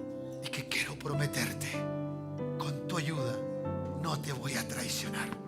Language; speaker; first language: Spanish; native; Spanish